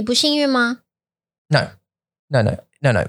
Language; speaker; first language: Chinese; non-native, learner; English